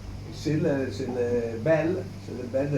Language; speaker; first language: French; non-native, fluent; Italian